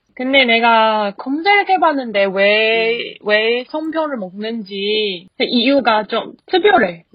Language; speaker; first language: Korean; non-native, fluent; Chinese